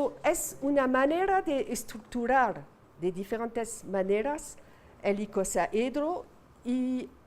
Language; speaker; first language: Spanish; non-native, fluent; French